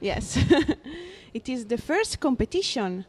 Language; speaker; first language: English; non-native, learner; Italian